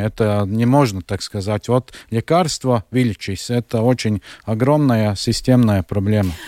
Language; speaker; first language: Russian; non-native, local second language; Latvian